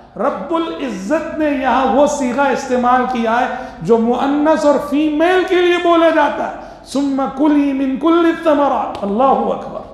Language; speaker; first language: Urdu; native; Urdu